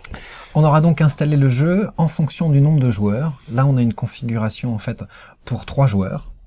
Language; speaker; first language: French; native; French